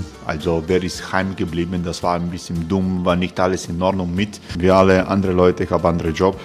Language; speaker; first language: German; non-native, fluent; Croatian